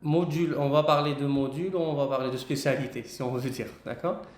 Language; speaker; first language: French; non-native, local second language; Arabic